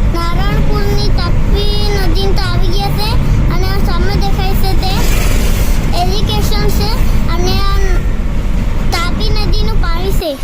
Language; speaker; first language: Gujarati; non-native, local second language; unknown